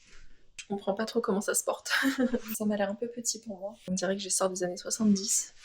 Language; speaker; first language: French; native; French